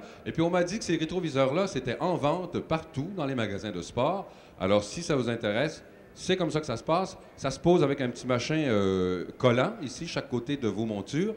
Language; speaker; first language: French; native; French